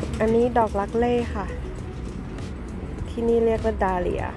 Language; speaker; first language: Dutch; non-native, learner; Thai